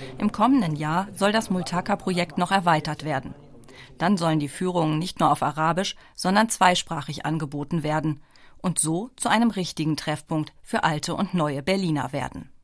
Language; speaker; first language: German; native; German